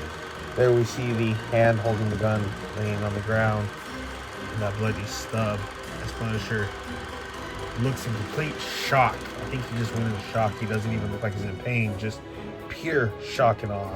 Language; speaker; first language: English; native; English